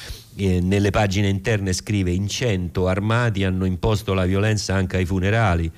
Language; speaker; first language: Italian; native; Italian